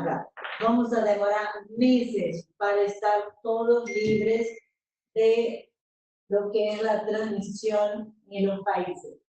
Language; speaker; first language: Spanish; non-native, fluent; Portuguese